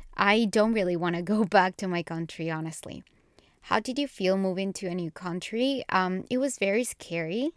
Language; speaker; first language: English; non-native, fluent; Spanish